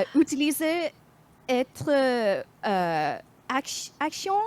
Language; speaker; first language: French; non-native, learner; English